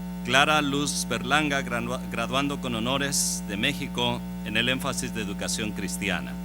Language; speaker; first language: Spanish; native; Spanish